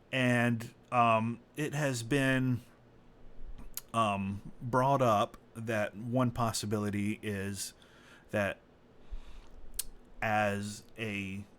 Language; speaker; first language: English; native; English